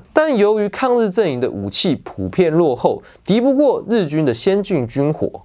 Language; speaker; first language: Chinese; native; Chinese